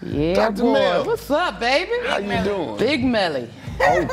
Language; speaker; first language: English; native; English